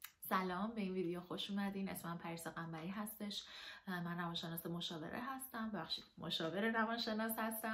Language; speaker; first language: Persian; native; Persian